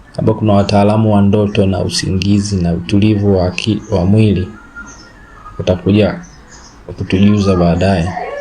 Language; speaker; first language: Swahili; native; Swahili